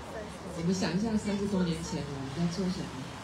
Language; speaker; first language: Chinese; native; Chinese